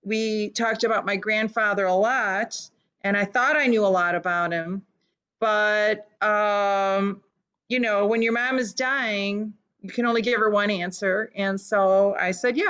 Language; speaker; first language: English; early bilingual, other home language; Lithuanian